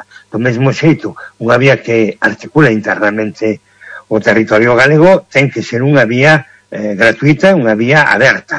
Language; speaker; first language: Galician; native; Galician